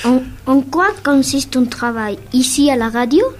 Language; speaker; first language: French; non-native, learner; Spanish